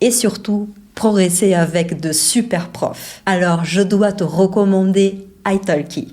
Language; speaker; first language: French; non-native, fluent; Portuguese